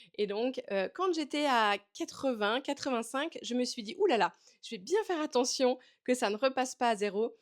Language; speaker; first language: French; native; French